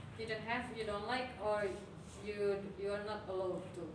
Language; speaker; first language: English; non-native, learner; Indonesian